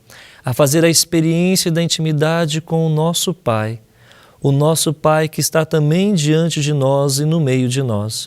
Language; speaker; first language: Portuguese; native; Portuguese